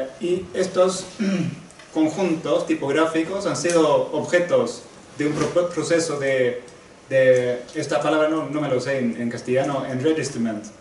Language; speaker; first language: Spanish; non-native, fluent; Swedish